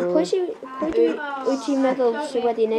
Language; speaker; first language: Welsh; native; Welsh